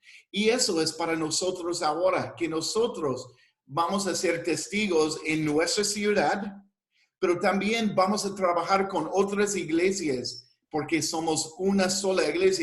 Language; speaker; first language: Spanish; non-native, fluent; English